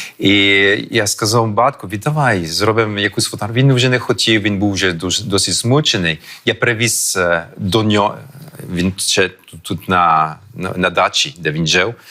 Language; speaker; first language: Ukrainian; early bilingual, heritage; French